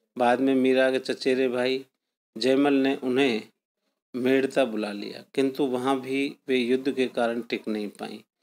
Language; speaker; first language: Hindi; native; Hindi